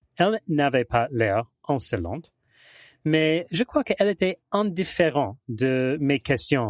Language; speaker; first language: French; non-native, fluent; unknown